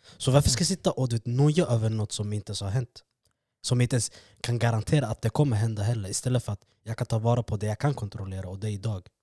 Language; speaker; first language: Swedish; early bilingual, other home language; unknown